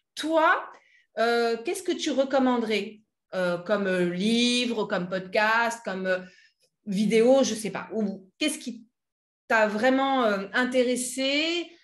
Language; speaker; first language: French; native; French